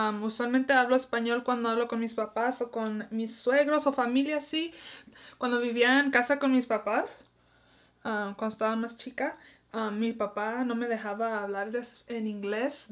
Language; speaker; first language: Spanish; early bilingual, heritage; Spanish